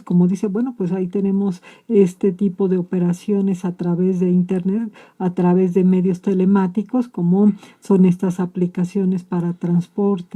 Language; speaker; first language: Spanish; native; Spanish